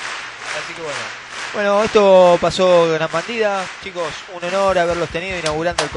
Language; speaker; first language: Spanish; native; Spanish